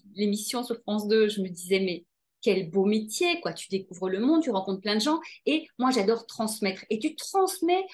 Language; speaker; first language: French; native; French